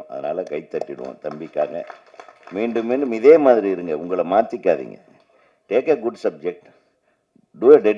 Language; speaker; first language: Tamil; native; Tamil